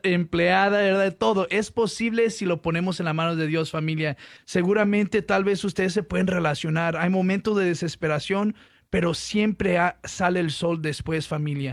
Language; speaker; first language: Spanish; early bilingual, heritage; Spanish